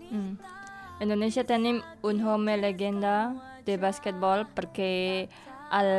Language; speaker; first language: Catalan; non-native, learner; Indonesian